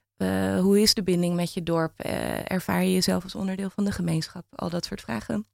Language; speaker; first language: Dutch; native; Dutch